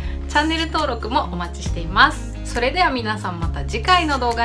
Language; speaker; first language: Japanese; native; Japanese